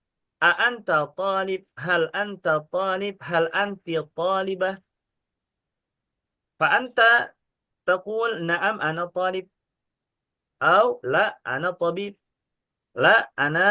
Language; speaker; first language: Arabic; non-native, fluent; Indonesian